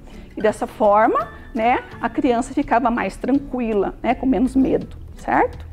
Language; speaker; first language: Portuguese; native; Portuguese